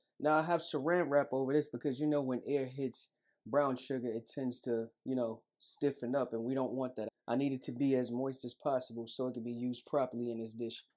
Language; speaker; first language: English; native; English